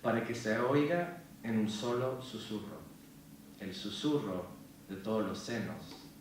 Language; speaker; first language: Spanish; early bilingual, other home language; English